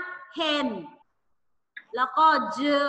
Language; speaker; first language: Thai; non-native, learner; Filipino